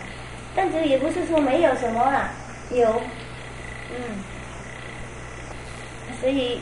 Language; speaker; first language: Chinese; non-native, fluent; Vietnamese